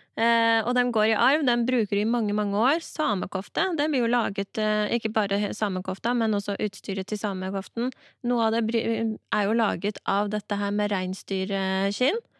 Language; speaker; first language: Norwegian; early bilingual, other home language; Persian